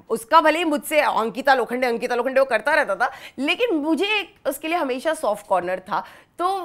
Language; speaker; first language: Hindi; native; Hindi